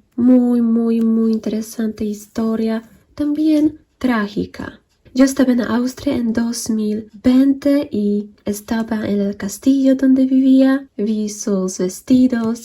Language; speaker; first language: Spanish; non-native, fluent; Polish